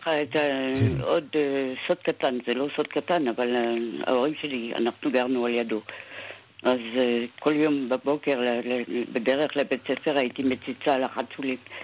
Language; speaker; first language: Hebrew; non-native, fluent; French